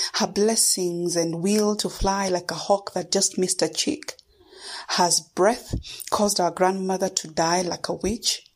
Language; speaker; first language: English; non-native, local second language; Kikuyu